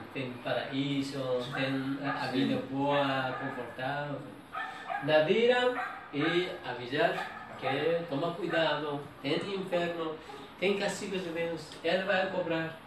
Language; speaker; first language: Portuguese; non-native, learner; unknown